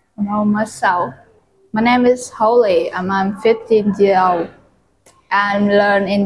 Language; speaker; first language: English; non-native, learner; Vietnamese